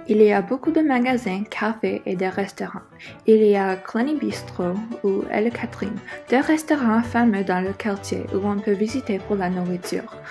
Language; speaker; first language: French; non-native, learner; English